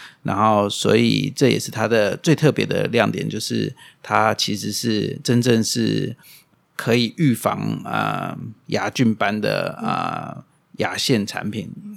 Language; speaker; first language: Chinese; non-native, fluent; German